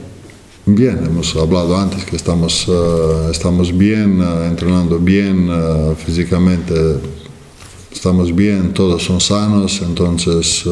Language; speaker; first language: Spanish; non-native, fluent; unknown